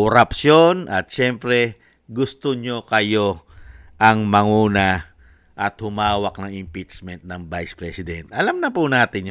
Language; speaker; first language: Filipino; native; Filipino